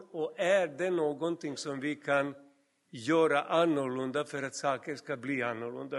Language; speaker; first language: Swedish; non-native, fluent; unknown